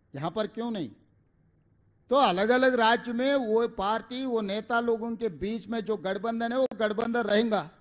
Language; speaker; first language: Hindi; non-native, local second language; Telugu